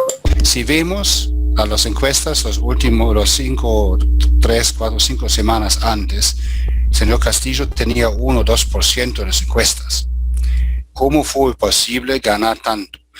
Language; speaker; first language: Spanish; non-native, fluent; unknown